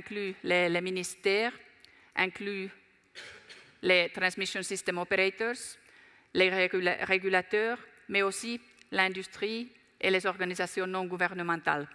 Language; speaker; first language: French; non-native, fluent; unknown